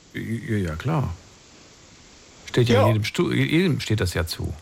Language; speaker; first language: German; native; German